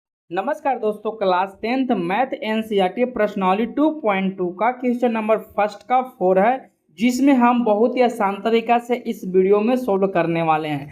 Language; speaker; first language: Hindi; native; Hindi